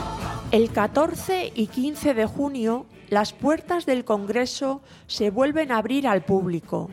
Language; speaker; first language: Spanish; native; Spanish